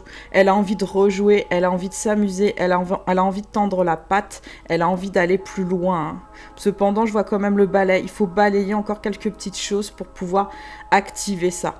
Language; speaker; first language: French; native; French